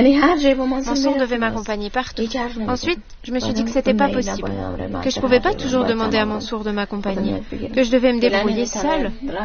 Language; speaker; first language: French; non-native, fluent; Persian